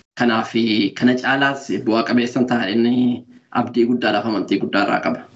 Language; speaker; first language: Oromo; early bilingual, other home language; Norwegian